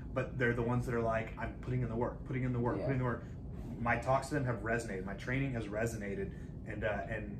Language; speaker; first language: English; native; English